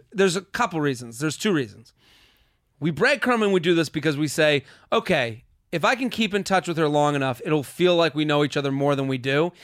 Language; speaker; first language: English; native; English